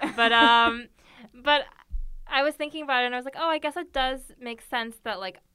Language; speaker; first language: English; native; English